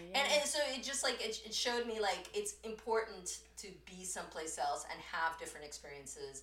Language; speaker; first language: English; early bilingual, other home language; Spanish